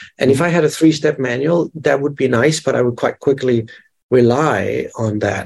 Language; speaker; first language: English; non-native, fluent; Danish